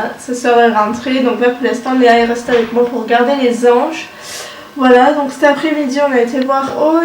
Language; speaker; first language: French; native; French